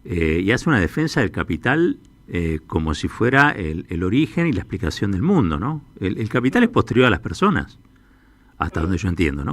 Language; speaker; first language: Spanish; native; Spanish